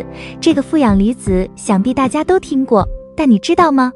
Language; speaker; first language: Chinese; native; Chinese